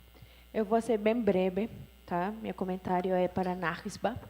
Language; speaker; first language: Portuguese; non-native, fluent; Spanish